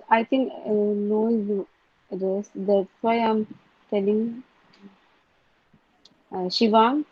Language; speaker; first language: English; non-native, learner; Hindi